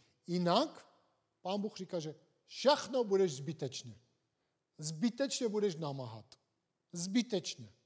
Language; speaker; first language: Czech; non-native, fluent; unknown